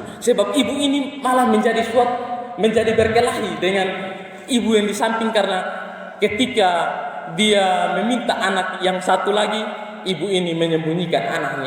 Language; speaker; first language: Indonesian; non-native, local second language; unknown